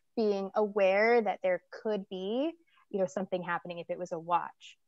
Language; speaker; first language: English; native; English